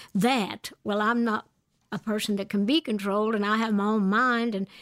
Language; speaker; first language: English; native; English